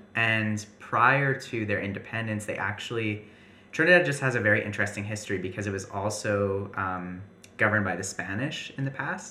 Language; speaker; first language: English; native; English